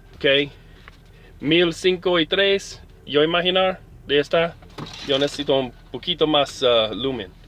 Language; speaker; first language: Spanish; non-native, learner; English